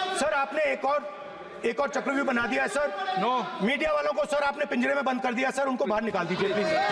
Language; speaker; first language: Hindi; native; Hindi